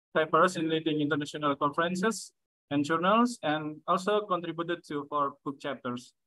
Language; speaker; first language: English; non-native, fluent; Indonesian